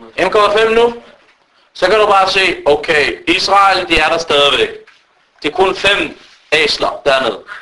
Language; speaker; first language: Danish; early bilingual, other home language; Arabic